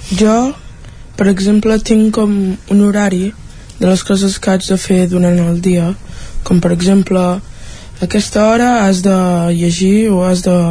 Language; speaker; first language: Catalan; early bilingual, other home language; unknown